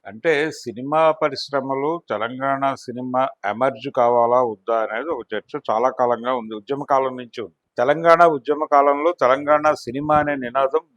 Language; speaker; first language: Telugu; native; Telugu